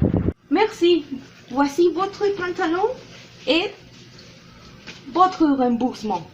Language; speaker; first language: French; non-native, learner; Spanish